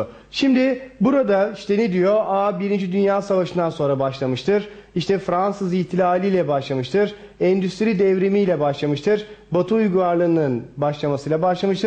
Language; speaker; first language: Turkish; native; Turkish